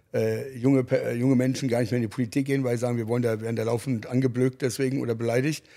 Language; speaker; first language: German; early bilingual, other home language; English